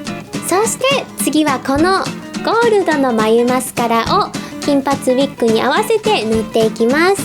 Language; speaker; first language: Japanese; native; Japanese